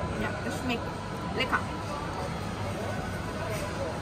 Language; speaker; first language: German; non-native, learner; Thai